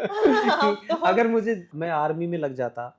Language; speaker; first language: Hindi; native; Hindi